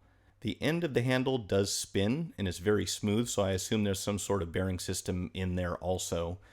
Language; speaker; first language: English; native; English